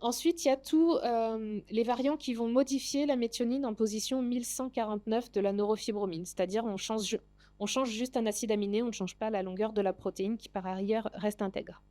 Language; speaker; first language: French; native; French